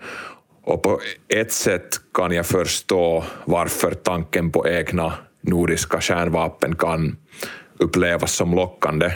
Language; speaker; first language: Swedish; non-native, local second language; Finnish